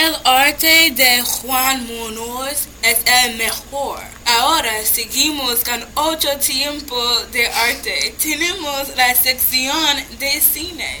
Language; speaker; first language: Spanish; non-native, learner; English